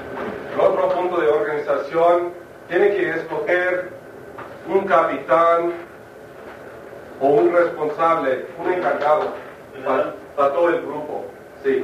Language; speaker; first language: Spanish; non-native, fluent; English